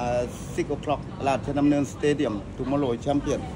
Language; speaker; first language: English; non-native, learner; Thai